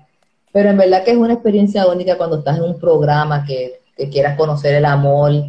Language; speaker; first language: Spanish; native; Spanish